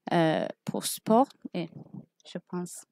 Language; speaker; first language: French; non-native, learner; Turkish